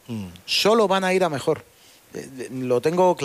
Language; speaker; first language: Spanish; native; Spanish